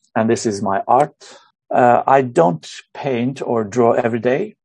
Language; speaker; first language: English; non-native, fluent; Romanian